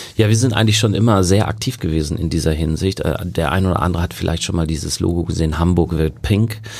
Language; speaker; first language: German; native; German